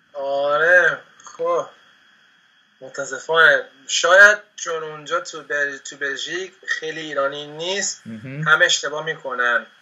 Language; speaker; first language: Persian; non-native, fluent; Spanish